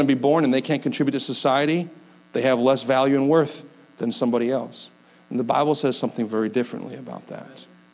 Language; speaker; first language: English; native; English